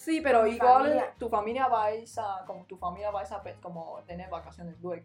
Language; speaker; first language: Spanish; non-native, learner; Chinese